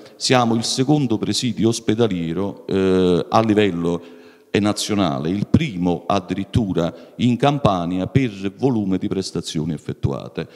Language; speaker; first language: Italian; native; Italian